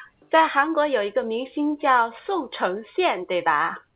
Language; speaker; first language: Chinese; native; Chinese